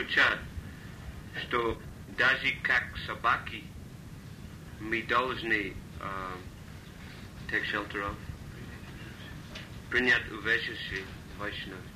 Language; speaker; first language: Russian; non-native, learner; English